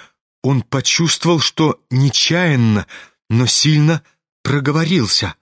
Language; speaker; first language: Russian; native; Russian